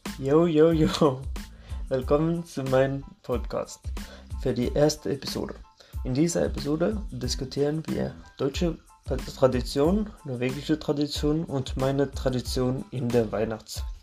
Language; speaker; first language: German; non-native, learner; Norwegian